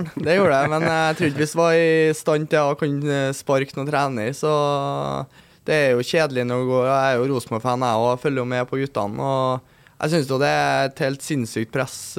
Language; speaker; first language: Norwegian; native; Norwegian